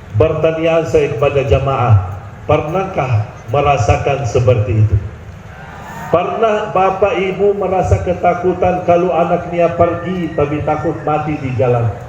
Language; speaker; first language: Malay; non-native, fluent; Arabic